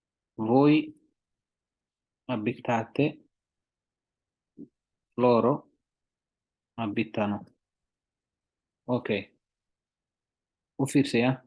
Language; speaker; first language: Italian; non-native, fluent; Somali